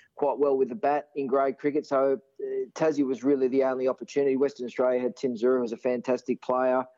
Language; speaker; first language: English; native; English